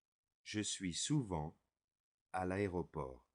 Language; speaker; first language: French; non-native, fluent; English